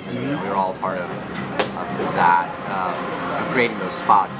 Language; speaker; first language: English; early bilingual, other home language; Hebrew